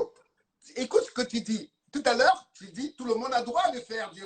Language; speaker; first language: French; native; French